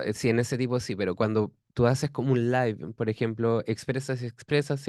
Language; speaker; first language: Spanish; native; Spanish